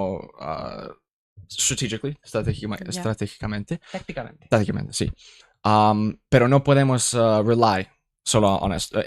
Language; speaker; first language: Spanish; non-native, learner; English